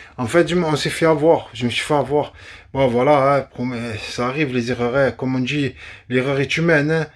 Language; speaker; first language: French; native; French